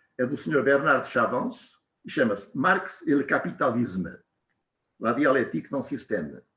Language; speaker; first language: Portuguese; native; Portuguese